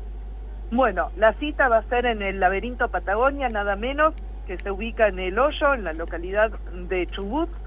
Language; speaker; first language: Spanish; native; Spanish